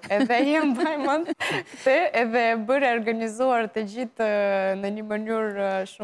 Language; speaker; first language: Albanian; non-native, learner; Russian